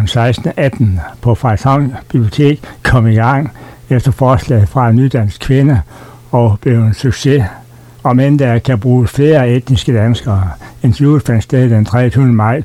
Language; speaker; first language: Danish; native; Danish